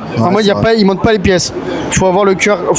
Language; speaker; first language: French; native; French